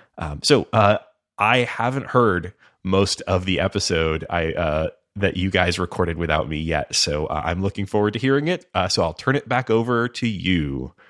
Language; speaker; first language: English; native; English